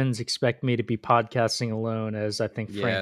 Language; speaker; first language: English; native; English